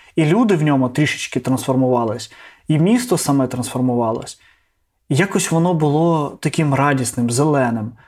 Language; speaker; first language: Ukrainian; non-native, local second language; Russian